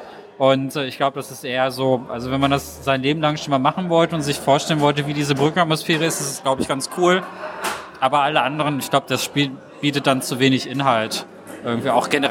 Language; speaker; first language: German; native; German